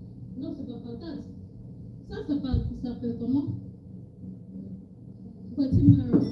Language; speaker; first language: French; non-native, learner; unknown